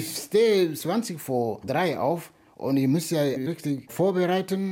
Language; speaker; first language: German; non-native, learner; Wolof